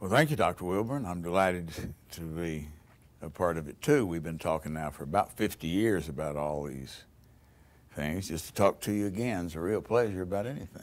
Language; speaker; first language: English; native; English